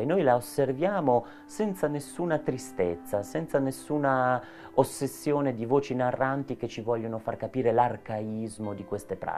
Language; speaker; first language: Italian; native; Italian